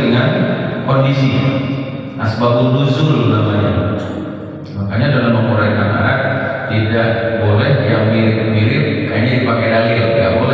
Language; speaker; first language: Indonesian; native; Indonesian